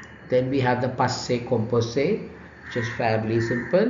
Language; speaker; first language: English; non-native, local second language; Tamil